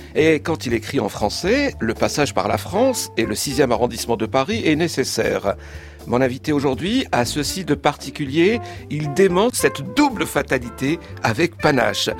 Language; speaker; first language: French; native; French